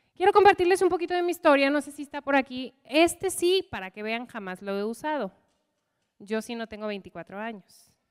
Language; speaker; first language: Spanish; non-native, fluent; English